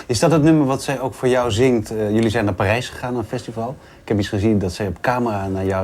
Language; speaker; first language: Dutch; native; Dutch